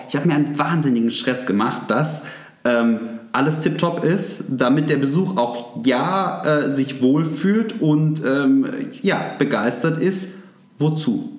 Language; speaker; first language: German; native; German